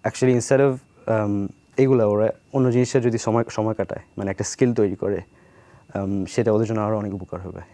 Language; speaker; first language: Bangla; early bilingual, heritage; Bangla